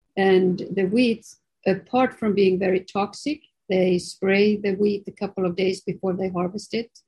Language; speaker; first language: English; non-native, fluent; Swedish